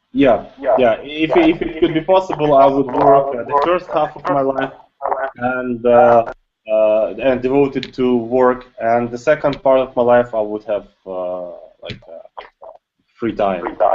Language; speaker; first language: English; non-native, learner; Russian